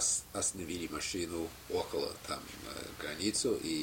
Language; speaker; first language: Russian; non-native, fluent; English